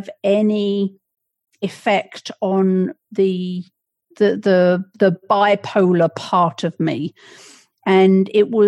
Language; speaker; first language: English; native; English